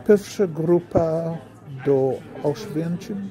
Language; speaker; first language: Polish; non-native, learner; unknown